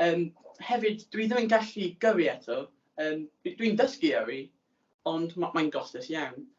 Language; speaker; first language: Welsh; non-native, learner; English